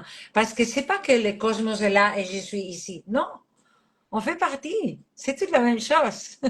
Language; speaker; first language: French; non-native, fluent; Catalan